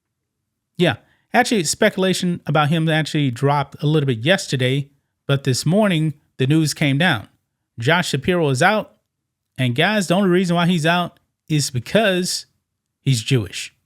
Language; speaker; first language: English; native; English